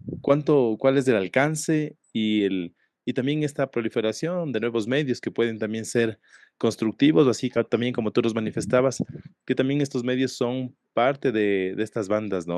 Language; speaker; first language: Spanish; native; Spanish